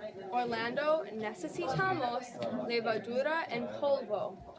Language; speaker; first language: Spanish; non-native, learner; English